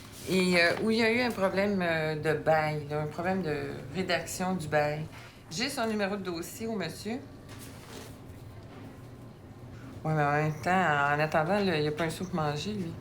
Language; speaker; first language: French; native; French